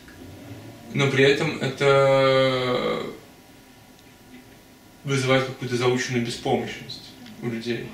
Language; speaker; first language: Russian; native; Russian